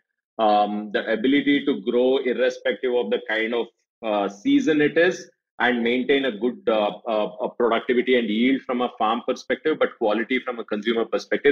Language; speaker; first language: English; non-native, local second language; Kannada